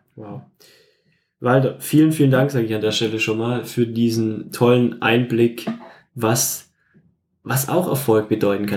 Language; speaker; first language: German; native; German